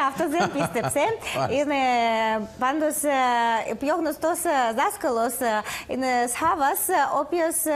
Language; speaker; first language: Greek; non-native, learner; Russian